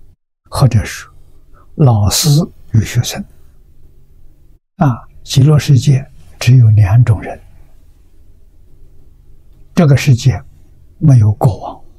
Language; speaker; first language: Chinese; native; Chinese